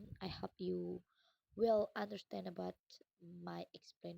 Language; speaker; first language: English; non-native, fluent; Indonesian